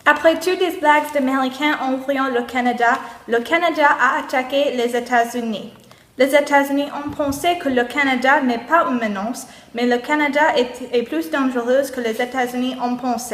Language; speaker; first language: French; non-native, learner; English